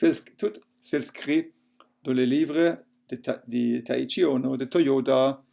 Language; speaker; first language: French; non-native, local second language; German